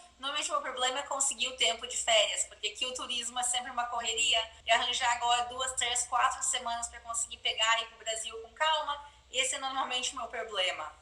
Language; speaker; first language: Portuguese; native; Portuguese